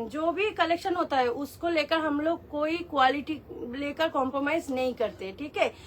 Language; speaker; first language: Hindi; non-native, local second language; Bangla